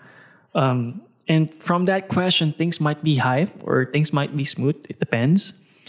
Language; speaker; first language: English; non-native, local second language; Filipino